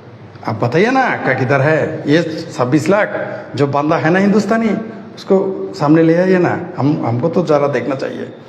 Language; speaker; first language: Hindi; non-native, fluent; Bangla